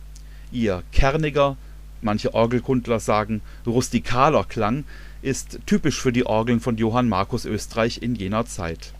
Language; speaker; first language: German; native; German